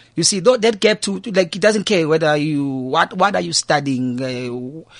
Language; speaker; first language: English; non-native, local second language; Zulu